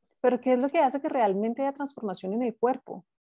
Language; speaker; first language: Spanish; native; Spanish